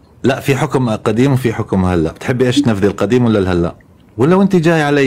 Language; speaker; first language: Arabic; native; Arabic